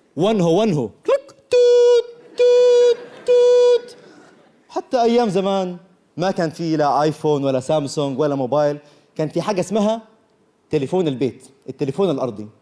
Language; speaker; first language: Arabic; early bilingual, other home language; Korean